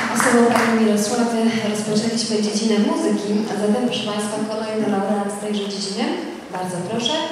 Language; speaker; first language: Polish; native; Polish